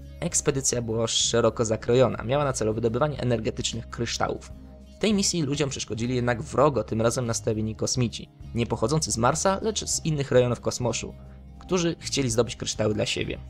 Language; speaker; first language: Polish; native; Polish